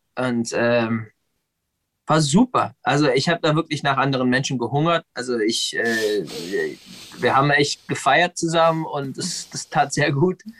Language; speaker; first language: German; non-native, fluent; English